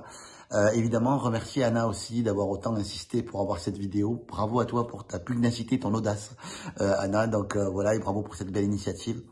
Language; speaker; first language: French; native; French